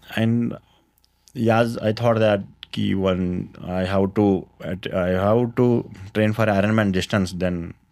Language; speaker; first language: English; non-native, local second language; Kannada